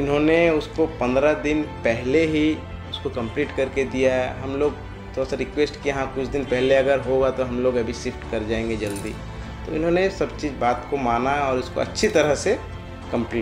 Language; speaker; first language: Hindi; non-native, local second language; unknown